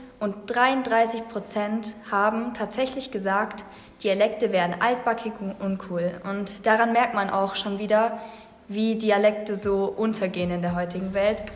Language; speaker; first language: German; native; German